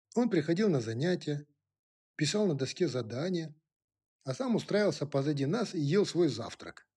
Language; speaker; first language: Russian; non-native, local second language; Kazakh